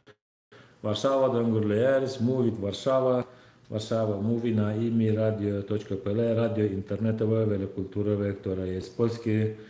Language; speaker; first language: Polish; non-native, fluent; Turkmen